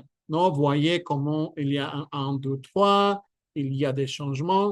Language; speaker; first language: French; non-native, fluent; Spanish